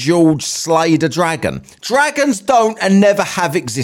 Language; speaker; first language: English; native; English